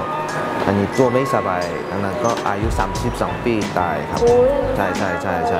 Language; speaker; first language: Thai; non-native, learner; Korean